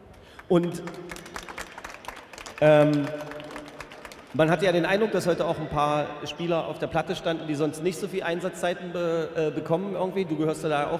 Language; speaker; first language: German; native; German